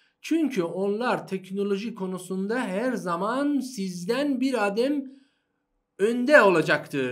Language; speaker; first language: Turkish; non-native, fluent; Persian